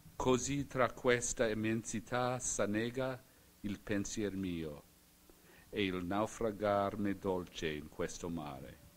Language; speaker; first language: Italian; non-native, fluent; English